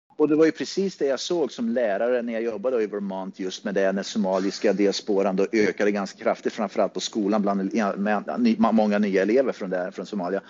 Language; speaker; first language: Swedish; native; Swedish